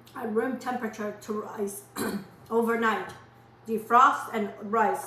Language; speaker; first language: English; non-native, fluent; Portuguese